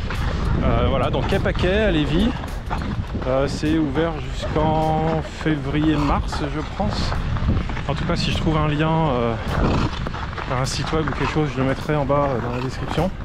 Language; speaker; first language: French; native; French